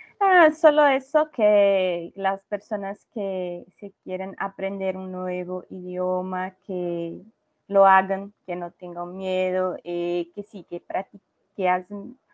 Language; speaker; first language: Spanish; non-native, learner; Portuguese